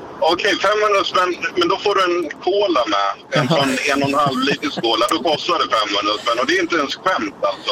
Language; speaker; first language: Swedish; native; Swedish